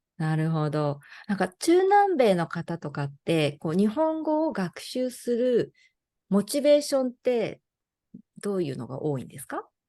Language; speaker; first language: Japanese; native; Japanese